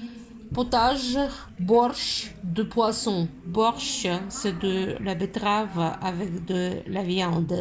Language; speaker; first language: French; non-native, fluent; Russian